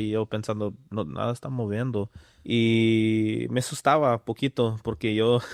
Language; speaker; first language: Spanish; early bilingual, other home language; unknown